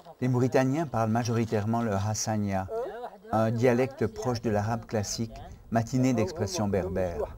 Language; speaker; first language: French; native; French